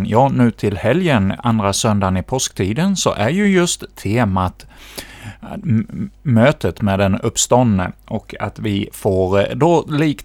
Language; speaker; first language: Swedish; native; Swedish